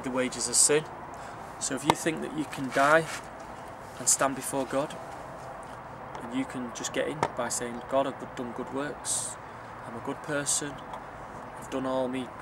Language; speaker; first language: English; native; English